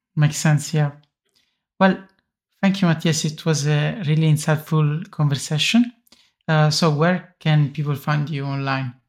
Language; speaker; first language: English; non-native, fluent; Italian